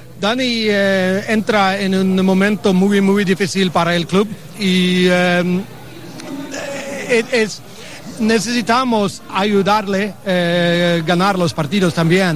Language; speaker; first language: Spanish; non-native, learner; English